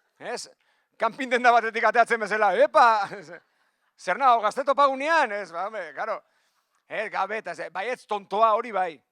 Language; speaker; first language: Basque; native; Basque